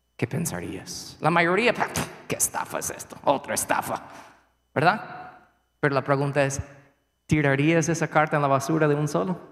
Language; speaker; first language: Spanish; non-native, fluent; English